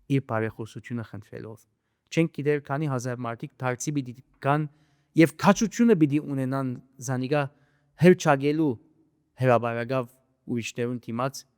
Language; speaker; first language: Armenian; early bilingual, heritage; Armenian